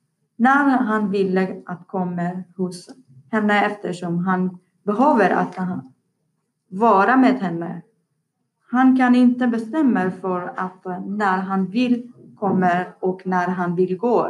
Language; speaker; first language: Swedish; non-native, learner; Persian